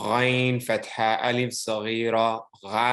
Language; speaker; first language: Arabic; non-native, learner; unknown